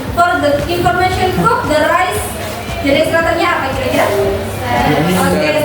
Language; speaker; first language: English; non-native, learner; Indonesian